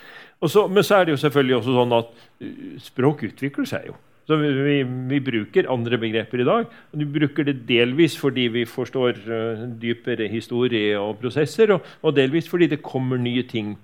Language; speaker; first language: Norwegian; native; Norwegian